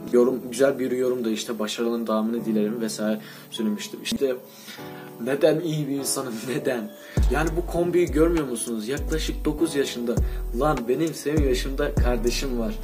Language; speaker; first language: Turkish; non-native, fluent; Russian